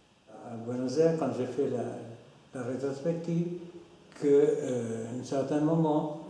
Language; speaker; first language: French; non-native, fluent; Spanish